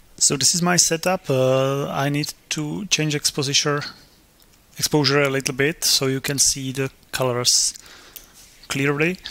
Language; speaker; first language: English; non-native, fluent; Czech